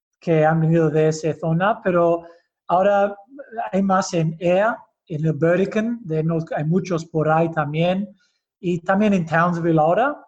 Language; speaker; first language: Spanish; early bilingual, heritage; Basque